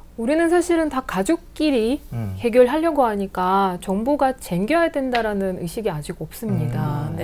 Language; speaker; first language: Korean; non-native, fluent; Russian